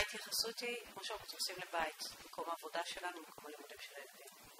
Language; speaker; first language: Hebrew; native; Hebrew